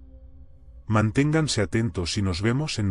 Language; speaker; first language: Spanish; native; Spanish